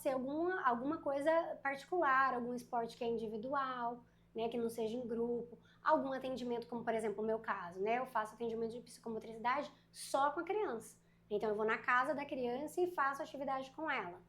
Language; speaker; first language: Portuguese; native; Portuguese